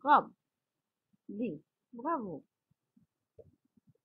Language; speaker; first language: French; non-native, fluent; Arabic